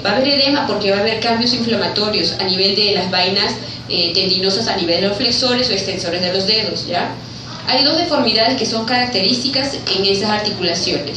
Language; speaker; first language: Spanish; native; Spanish